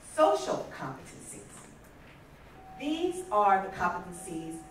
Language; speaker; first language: English; native; English